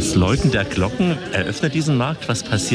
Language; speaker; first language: German; native; German